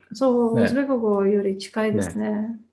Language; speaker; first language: Japanese; non-native, learner; Tatar